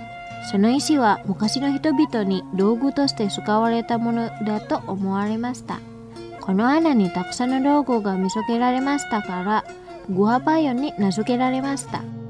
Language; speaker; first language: Japanese; non-native, fluent; Indonesian